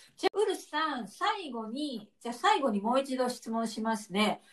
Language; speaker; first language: Japanese; native; Japanese